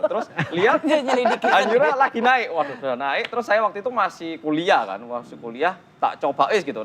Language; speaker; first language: Indonesian; early bilingual, other home language; Korean